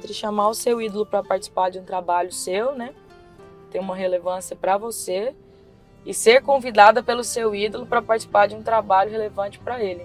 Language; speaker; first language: Portuguese; native; Portuguese